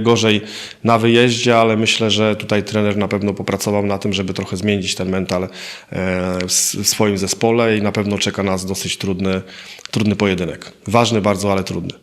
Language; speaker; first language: Polish; native; Polish